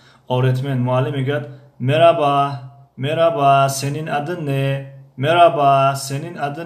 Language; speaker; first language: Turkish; non-native, fluent; Persian